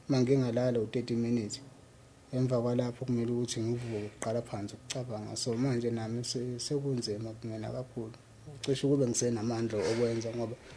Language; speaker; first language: Zulu; native; Zulu